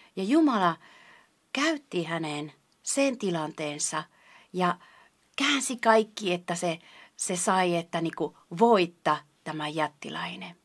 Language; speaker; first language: Finnish; non-native, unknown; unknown